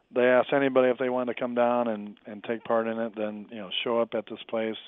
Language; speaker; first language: English; native; English